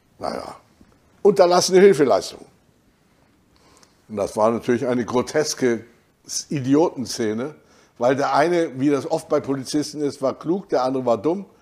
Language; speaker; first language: German; native; German